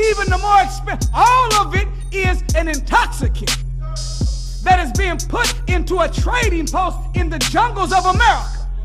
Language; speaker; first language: English; native; English